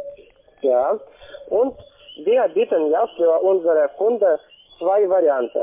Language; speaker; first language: German; non-native, learner; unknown